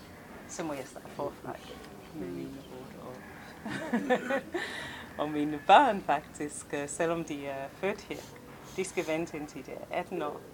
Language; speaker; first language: Danish; non-native, fluent; English